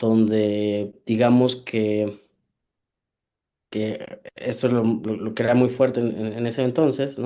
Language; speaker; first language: Spanish; native; Spanish